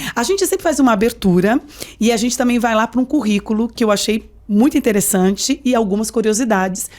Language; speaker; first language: Portuguese; native; Portuguese